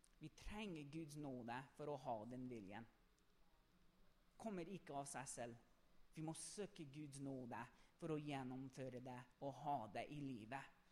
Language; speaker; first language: Norwegian; non-native, fluent; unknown